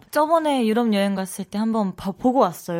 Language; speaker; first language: Korean; native; Korean